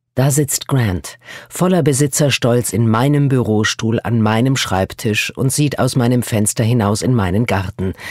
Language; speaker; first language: German; native; German